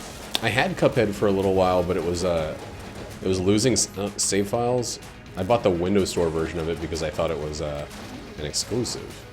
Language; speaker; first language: English; native; English